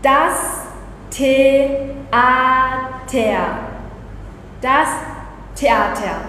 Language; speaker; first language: German; early bilingual, other home language; Vietnamese